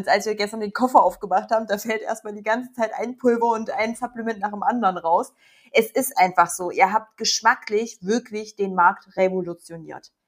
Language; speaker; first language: German; native; German